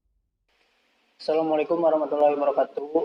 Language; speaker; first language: Indonesian; native; Indonesian